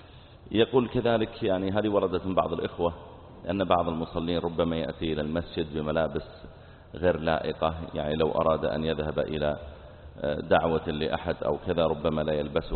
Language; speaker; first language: Arabic; native; Arabic